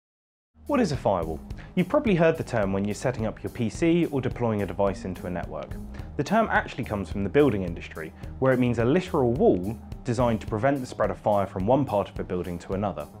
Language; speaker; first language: English; native; English